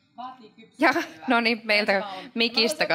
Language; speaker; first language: Finnish; native; Finnish